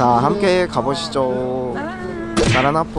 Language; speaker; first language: Korean; native; Korean